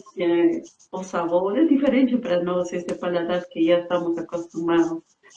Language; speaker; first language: Portuguese; non-native, fluent; Spanish